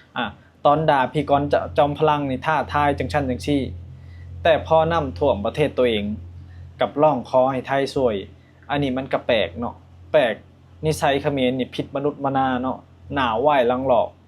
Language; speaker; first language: Thai; non-native, local second language; Lao